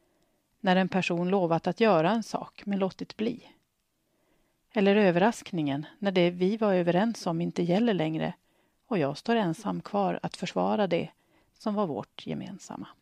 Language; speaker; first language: Swedish; native; Swedish